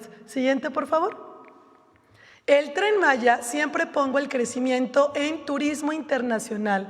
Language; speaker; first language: Spanish; native; Spanish